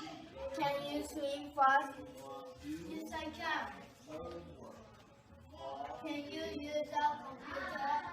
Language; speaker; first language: English; non-native, learner; Japanese